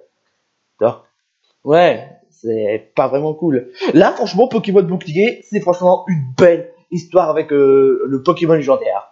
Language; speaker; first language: French; native; French